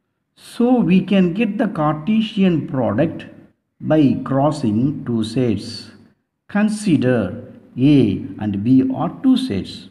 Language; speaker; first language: English; non-native, local second language; Tamil